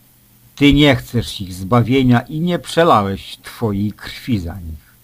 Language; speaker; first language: Polish; native; Polish